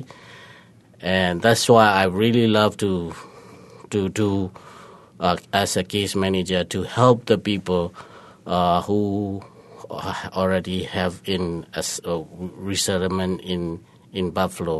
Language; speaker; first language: English; non-native, learner; Burmese